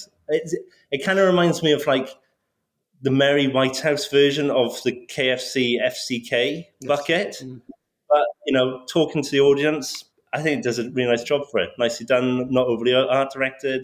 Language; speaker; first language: English; native; English